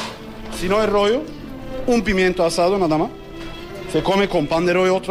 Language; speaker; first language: Spanish; non-native, learner; Turkish